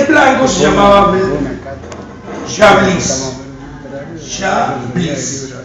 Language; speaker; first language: Spanish; native; Spanish